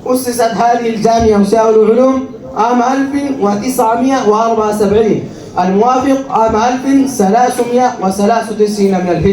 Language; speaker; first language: Arabic; non-native, learner; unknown